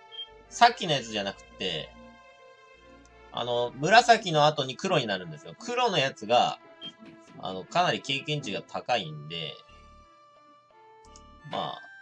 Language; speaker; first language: Japanese; native; Japanese